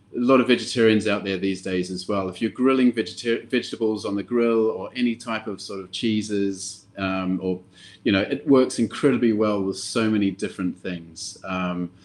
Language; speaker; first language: English; native; English